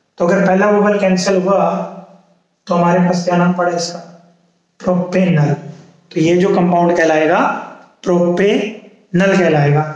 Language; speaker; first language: Hindi; native; Hindi